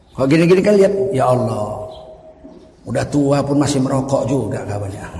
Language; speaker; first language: Indonesian; native; Indonesian